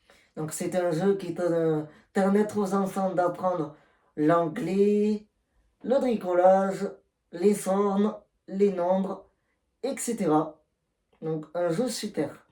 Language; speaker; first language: French; native; French